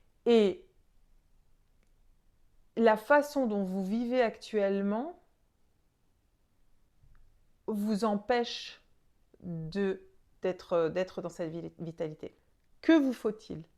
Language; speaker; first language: French; native; French